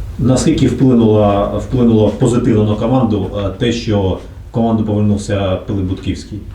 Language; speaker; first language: Ukrainian; native; Ukrainian